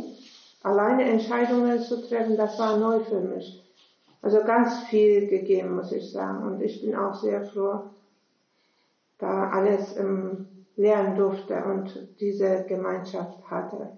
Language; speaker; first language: German; non-native, fluent; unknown